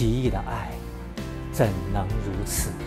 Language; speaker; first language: Chinese; native; Chinese